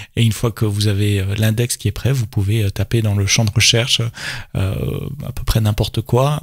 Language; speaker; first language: French; native; French